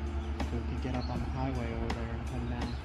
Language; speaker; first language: English; native; English